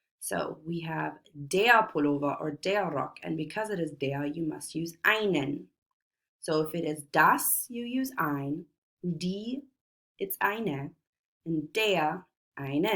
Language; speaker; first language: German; non-native, fluent; English